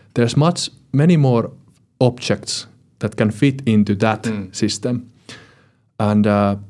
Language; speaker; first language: English; non-native, fluent; Finnish